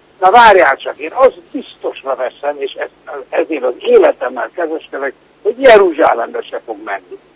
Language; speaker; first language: Hungarian; native; Hungarian